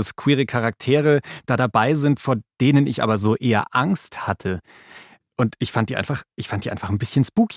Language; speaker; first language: German; native; German